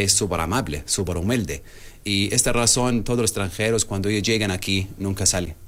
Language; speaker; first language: Spanish; non-native, learner; Arabic